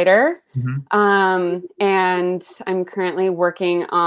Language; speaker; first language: English; early bilingual, other home language; Spanish